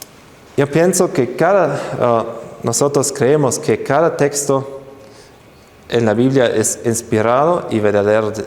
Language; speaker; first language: Spanish; non-native, fluent; German